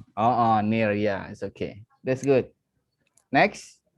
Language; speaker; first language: English; non-native, fluent; Indonesian